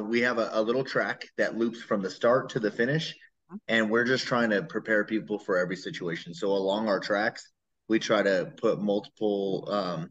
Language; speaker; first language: English; native; English